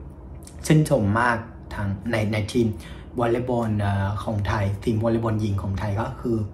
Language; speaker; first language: Thai; non-native, fluent; Vietnamese